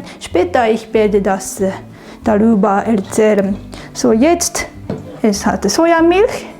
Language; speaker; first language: German; non-native, learner; Japanese